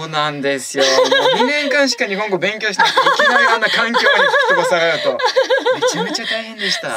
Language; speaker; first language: Japanese; non-native, fluent; Bulgarian